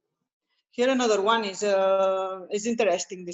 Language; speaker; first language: English; non-native, learner; Spanish